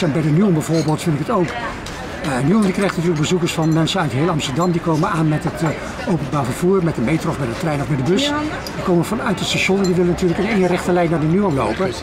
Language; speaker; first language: Dutch; native; Dutch